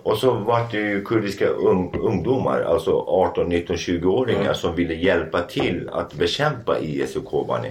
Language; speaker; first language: Swedish; non-native, fluent; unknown